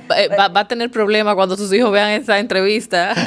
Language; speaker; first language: Spanish; native; Spanish